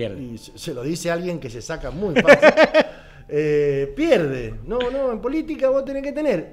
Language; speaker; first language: Spanish; native; Spanish